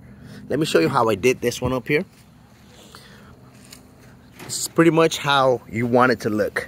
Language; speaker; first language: English; native; English